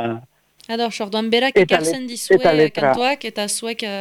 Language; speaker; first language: Basque; native; Basque